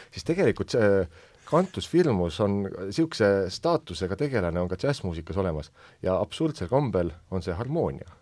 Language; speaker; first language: Estonian; native; Estonian